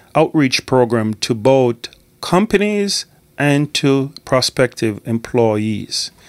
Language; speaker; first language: English; native; English